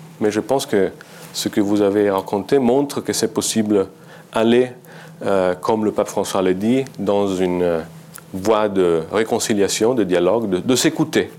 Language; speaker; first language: French; non-native, fluent; Italian